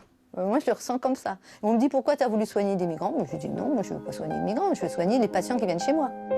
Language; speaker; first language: French; native; French